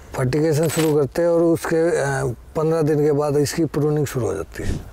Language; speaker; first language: Hindi; native; Hindi